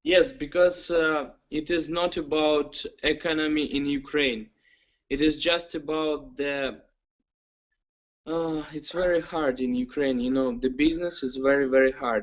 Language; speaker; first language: English; non-native, learner; Ukrainian